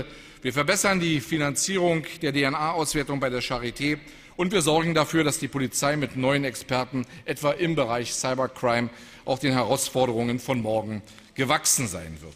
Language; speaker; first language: German; native; German